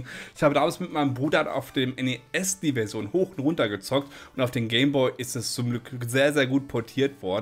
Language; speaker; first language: German; native; German